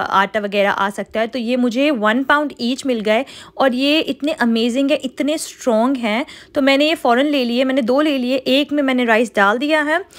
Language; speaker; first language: Urdu; native; Urdu